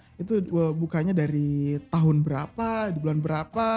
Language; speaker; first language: Indonesian; native; Indonesian